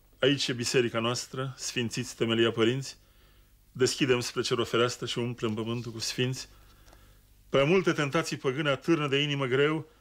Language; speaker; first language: Romanian; native; Romanian